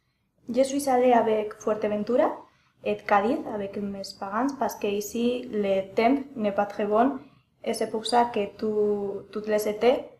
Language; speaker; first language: French; non-native, learner; Spanish